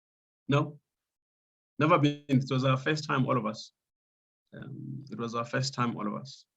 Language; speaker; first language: English; non-native, local second language; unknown